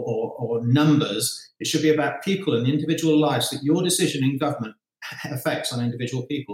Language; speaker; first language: English; native; English